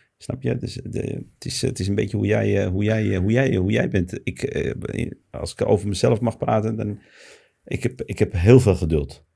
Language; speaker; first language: Dutch; early bilingual, other home language; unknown